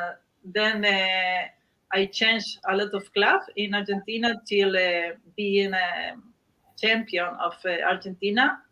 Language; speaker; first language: English; non-native, learner; Spanish